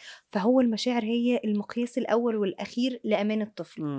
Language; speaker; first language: Arabic; native; Arabic